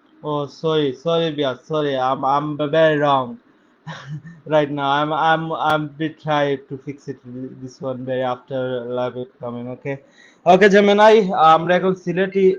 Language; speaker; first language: English; non-native, local second language; Sylheti